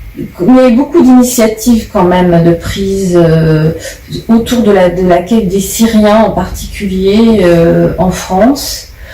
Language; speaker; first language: French; native; French